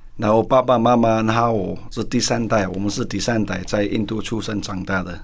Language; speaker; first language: Chinese; non-native, learner; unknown